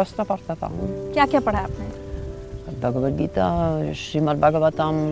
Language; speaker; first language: Hindi; native; Hindi